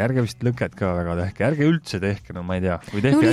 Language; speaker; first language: Estonian; native; Estonian